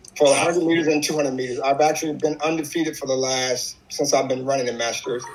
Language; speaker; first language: English; native; English